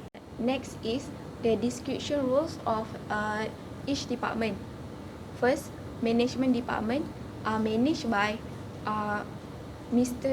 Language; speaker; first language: English; non-native, learner; Malay